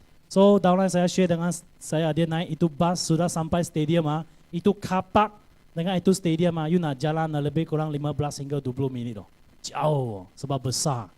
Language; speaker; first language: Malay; non-native, local second language; Chinese